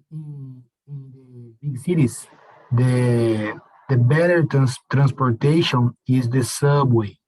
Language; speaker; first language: English; non-native, learner; Portuguese